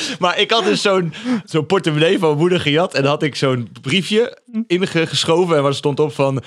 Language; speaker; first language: Dutch; early bilingual, other home language; Bosnian